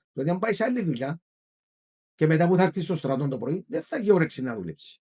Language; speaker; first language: Greek; native; Greek